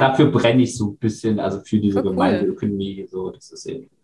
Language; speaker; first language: German; native; German